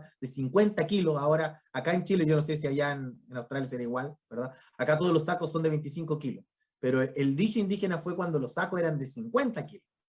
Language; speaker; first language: Spanish; native; Spanish